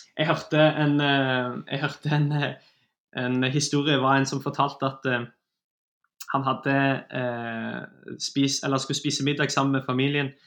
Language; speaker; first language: Norwegian; native; Norwegian